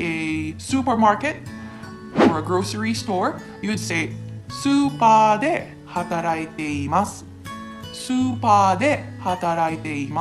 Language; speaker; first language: Japanese; non-native, fluent; Filipino